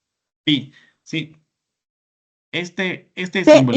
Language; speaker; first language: Spanish; native; Spanish